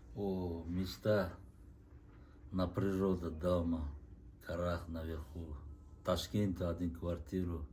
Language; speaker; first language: Russian; non-native, local second language; Kazakh